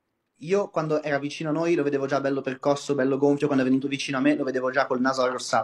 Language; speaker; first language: Italian; native; Italian